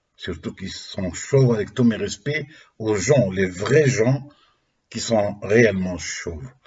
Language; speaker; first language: French; non-native, local second language; Arabic